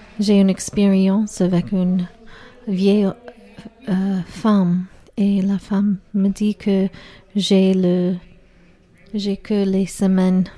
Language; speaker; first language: French; non-native, learner; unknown